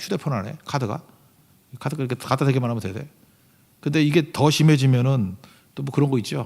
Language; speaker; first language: Korean; native; Korean